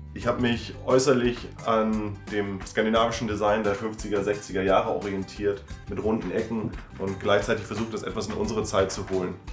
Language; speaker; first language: German; non-native, fluent; Danish